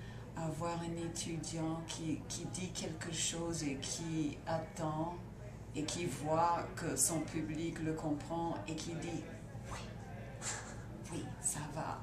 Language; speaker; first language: French; non-native, fluent; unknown